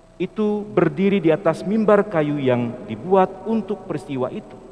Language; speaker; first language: Indonesian; native; Indonesian